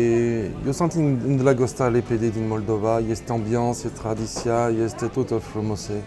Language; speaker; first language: Romanian; non-native, learner; French